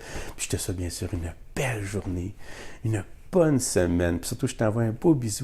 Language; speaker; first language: French; native; French